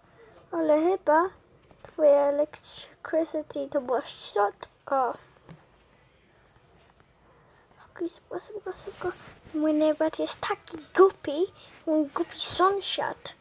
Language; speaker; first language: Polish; early bilingual, heritage; Polish